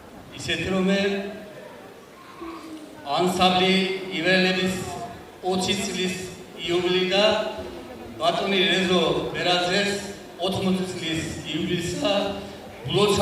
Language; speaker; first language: Georgian; early bilingual, heritage; Georgian